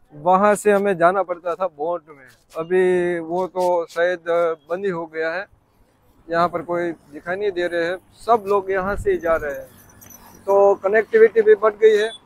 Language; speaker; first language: Hindi; non-native, local second language; Gujarati